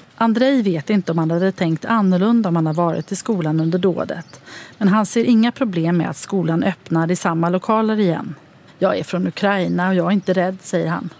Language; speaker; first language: Swedish; native; Swedish